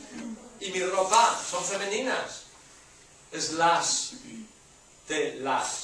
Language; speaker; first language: Spanish; non-native, learner; English